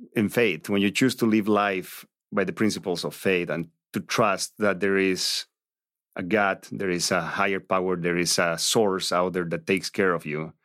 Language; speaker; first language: English; non-native, fluent; Spanish